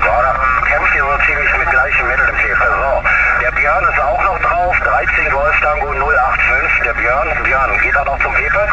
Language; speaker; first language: German; native; German